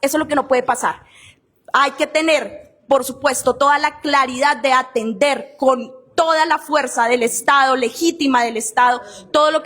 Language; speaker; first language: Spanish; native; Spanish